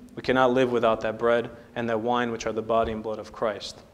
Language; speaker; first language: English; native; English